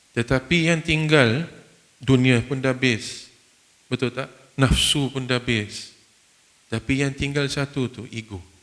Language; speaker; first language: Malay; non-native, fluent; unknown